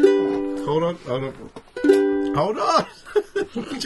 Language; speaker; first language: English; native; English